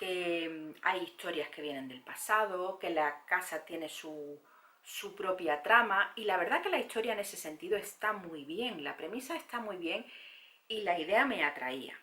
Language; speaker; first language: Spanish; native; Spanish